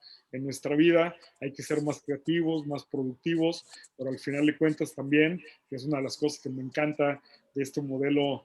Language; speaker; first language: Spanish; native; Spanish